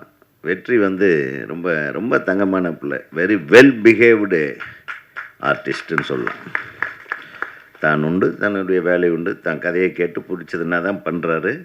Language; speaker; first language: Tamil; native; Tamil